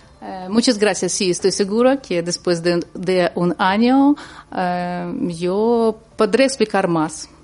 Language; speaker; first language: Spanish; non-native, learner; Ukrainian